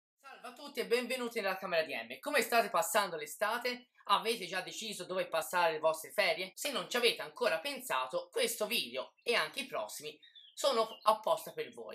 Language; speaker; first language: Italian; native; Italian